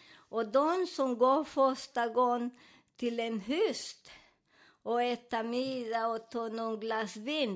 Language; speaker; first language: Swedish; non-native, learner; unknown